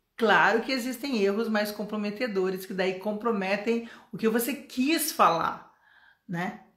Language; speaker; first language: Portuguese; native; Portuguese